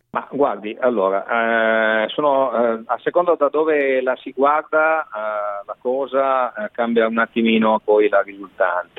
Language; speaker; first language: Italian; native; Italian